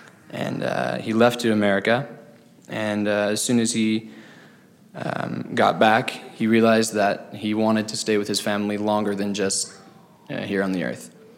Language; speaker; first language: English; native; English